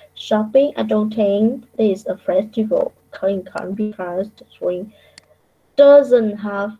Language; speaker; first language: English; non-native, fluent; Vietnamese